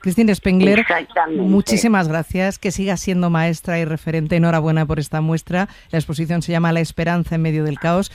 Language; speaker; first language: Spanish; native; Spanish